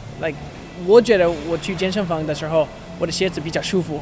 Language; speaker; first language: Chinese; non-native, learner; English